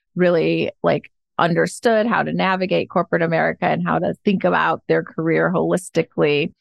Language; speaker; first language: English; native; English